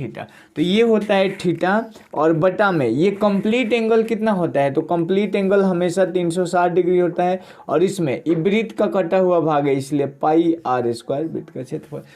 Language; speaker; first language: Hindi; native; Hindi